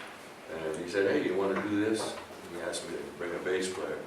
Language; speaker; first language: English; native; English